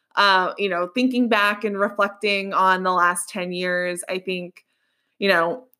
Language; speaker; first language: English; native; English